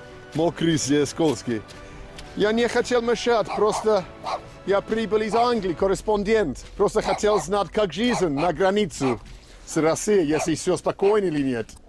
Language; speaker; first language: Russian; non-native, learner; English